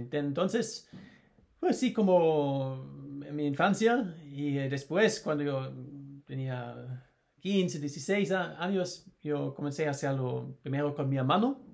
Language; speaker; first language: Spanish; non-native, learner; German